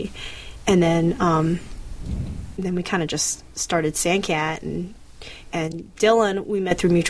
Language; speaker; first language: English; early bilingual, other home language; Chinese